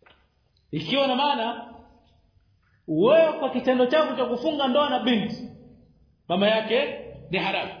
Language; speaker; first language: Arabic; non-native, fluent; Swahili